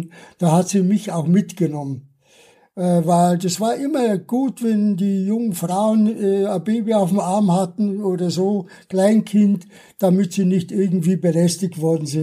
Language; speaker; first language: German; early bilingual, other home language; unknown